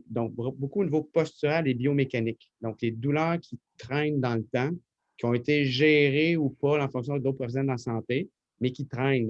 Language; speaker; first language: French; native; French